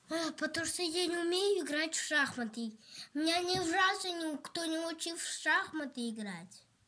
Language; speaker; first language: Russian; early bilingual, heritage; Russian